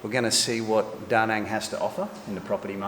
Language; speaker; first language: English; native; English